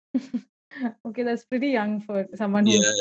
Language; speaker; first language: English; non-native, local second language; Malayalam